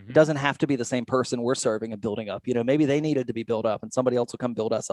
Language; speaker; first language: English; native; English